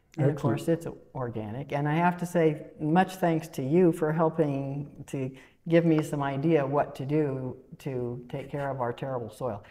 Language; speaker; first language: English; native; English